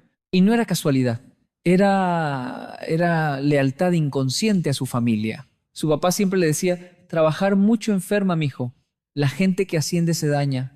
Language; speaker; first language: Spanish; native; Spanish